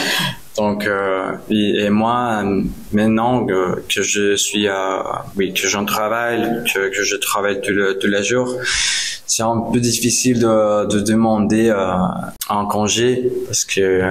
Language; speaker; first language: French; non-native, learner; Spanish